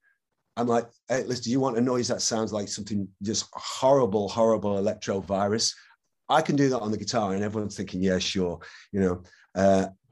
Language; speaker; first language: English; native; English